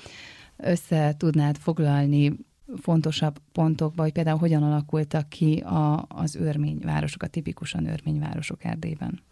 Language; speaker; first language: Hungarian; native; Hungarian